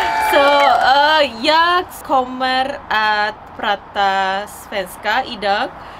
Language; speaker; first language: Swedish; non-native, learner; Indonesian